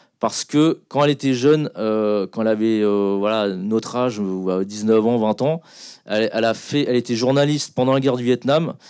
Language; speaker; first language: French; native; French